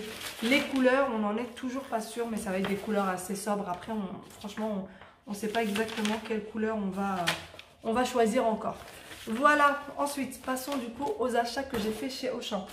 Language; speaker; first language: French; native; French